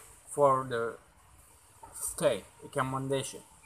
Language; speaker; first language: English; non-native, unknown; Turkish